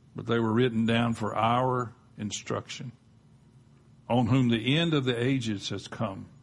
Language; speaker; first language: English; native; English